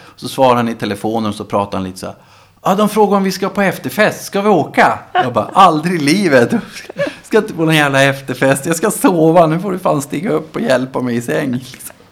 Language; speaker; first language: Swedish; native; Swedish